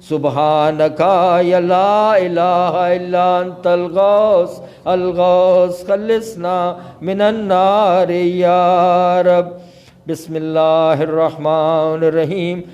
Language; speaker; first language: Urdu; native; Urdu